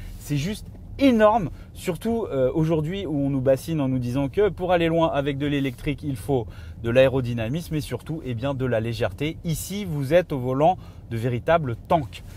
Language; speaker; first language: French; native; French